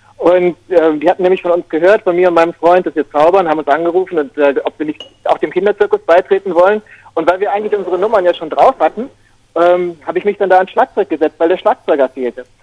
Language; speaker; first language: German; native; German